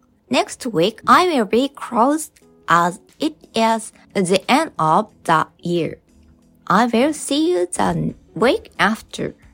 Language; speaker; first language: English; non-native, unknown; Japanese